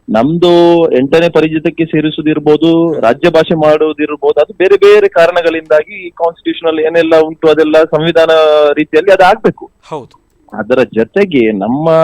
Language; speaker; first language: Kannada; non-native, local second language; Tulu